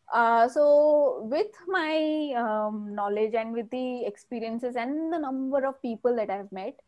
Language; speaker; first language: English; non-native, local second language; Malayalam